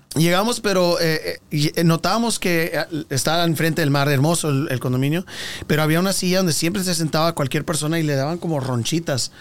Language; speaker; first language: Spanish; early bilingual, heritage; Spanish